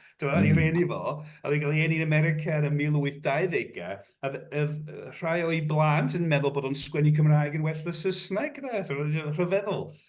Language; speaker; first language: Welsh; non-native, fluent; English